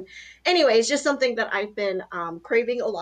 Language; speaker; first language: English; early bilingual, other home language; Chinese